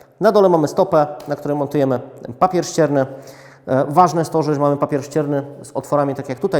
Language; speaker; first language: Polish; native; Polish